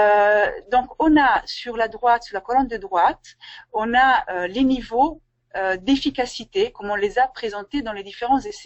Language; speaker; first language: French; native; French